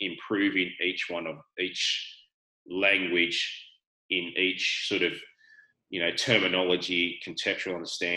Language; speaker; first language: English; native; English